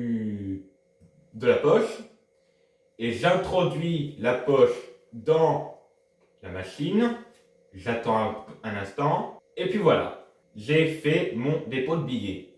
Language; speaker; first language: French; native; French